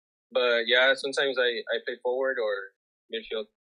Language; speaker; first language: English; early bilingual, other home language; Spanish